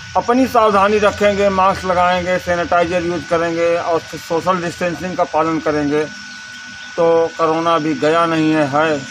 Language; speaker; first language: Hindi; native; Hindi